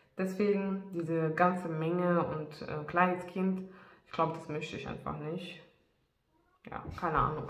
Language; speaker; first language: German; non-native, fluent; Russian